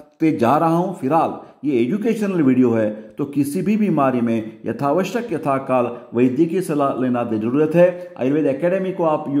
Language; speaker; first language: Hindi; non-native, local second language; Marathi